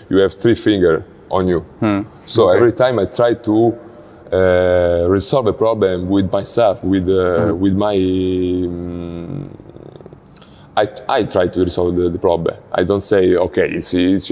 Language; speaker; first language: English; non-native, learner; Italian